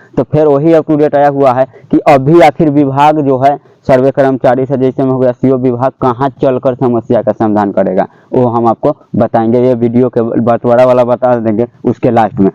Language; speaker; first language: Hindi; native; Hindi